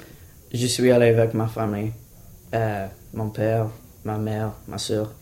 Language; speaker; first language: French; non-native, learner; English